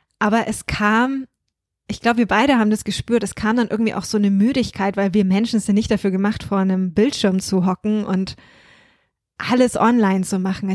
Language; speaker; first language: German; native; German